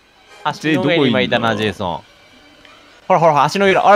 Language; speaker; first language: Japanese; native; Japanese